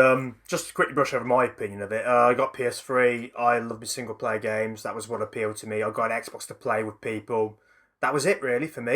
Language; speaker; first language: English; native; English